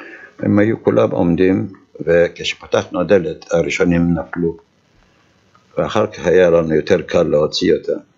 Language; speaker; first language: Hebrew; non-native, fluent; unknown